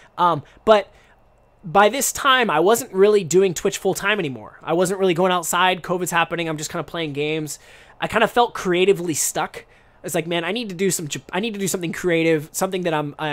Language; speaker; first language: English; native; English